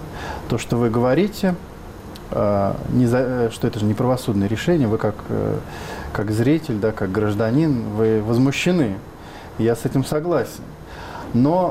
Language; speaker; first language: Russian; native; Russian